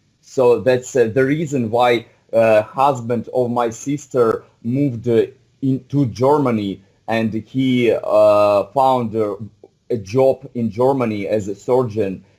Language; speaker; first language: English; non-native, fluent; Russian